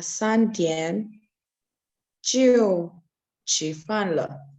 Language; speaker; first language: Chinese; non-native, learner; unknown